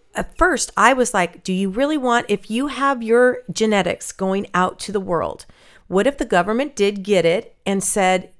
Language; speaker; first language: English; early bilingual, other home language; Norwegian